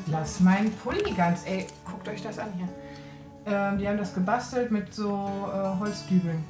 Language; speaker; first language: German; native; German